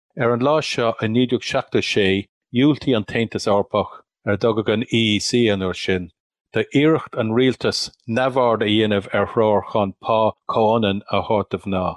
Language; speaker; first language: Irish; non-native, local second language; English